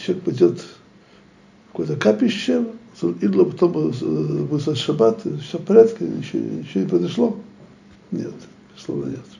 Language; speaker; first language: Russian; native; Russian